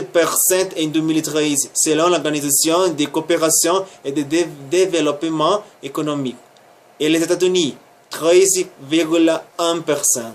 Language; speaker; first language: French; non-native, learner; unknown